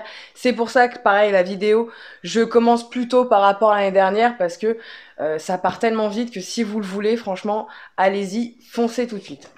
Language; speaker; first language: French; native; French